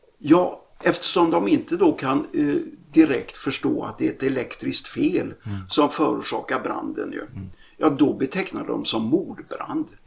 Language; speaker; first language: Swedish; native; Swedish